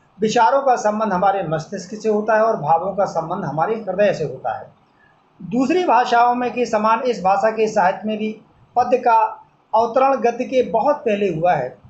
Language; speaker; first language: Hindi; native; Hindi